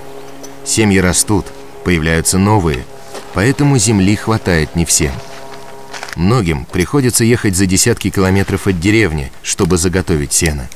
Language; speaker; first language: Russian; native; Russian